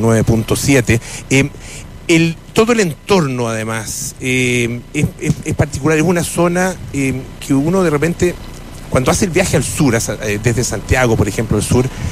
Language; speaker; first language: Spanish; native; Spanish